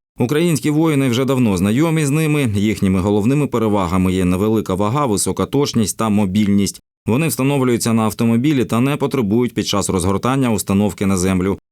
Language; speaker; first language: Ukrainian; native; Ukrainian